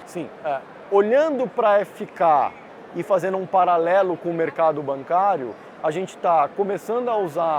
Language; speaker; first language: Portuguese; native; Portuguese